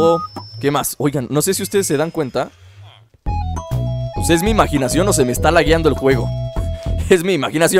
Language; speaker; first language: Spanish; native; Spanish